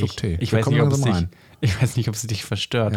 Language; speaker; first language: German; native; German